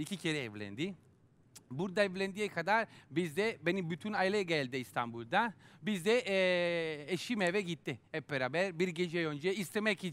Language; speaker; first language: Turkish; non-native, fluent; Italian